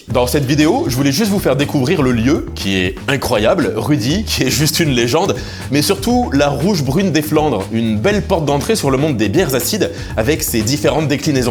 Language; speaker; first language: French; native; French